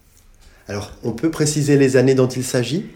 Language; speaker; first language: French; native; French